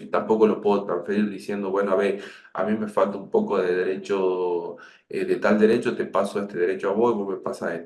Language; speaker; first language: Spanish; native; Spanish